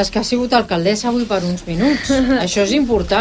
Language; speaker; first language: Catalan; native; Catalan